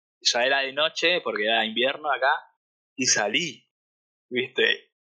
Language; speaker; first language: Spanish; native; Spanish